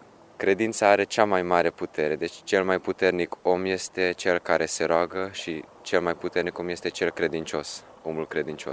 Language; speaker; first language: Romanian; early bilingual, heritage; Romanian